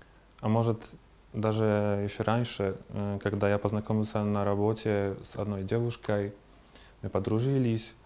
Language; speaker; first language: Russian; non-native, fluent; Polish